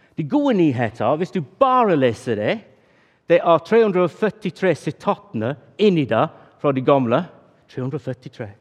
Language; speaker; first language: Norwegian; non-native, fluent; English